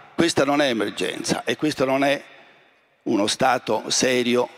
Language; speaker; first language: Italian; native; Italian